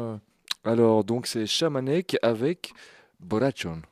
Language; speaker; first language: French; native; French